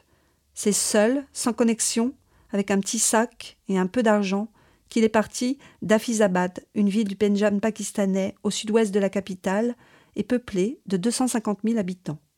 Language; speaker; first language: French; native; French